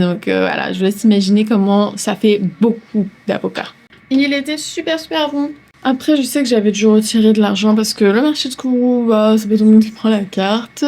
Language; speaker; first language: French; native; French